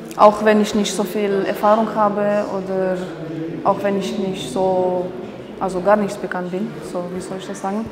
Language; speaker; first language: German; non-native, fluent; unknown